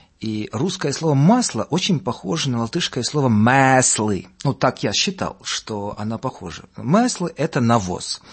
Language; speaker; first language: Russian; non-native, local second language; Latvian